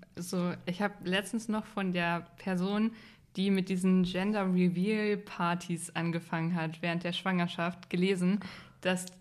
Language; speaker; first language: German; native; German